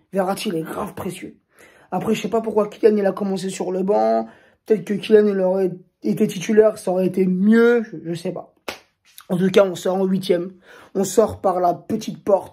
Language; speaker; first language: French; native; French